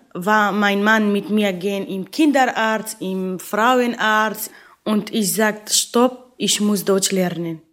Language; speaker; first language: German; non-native, learner; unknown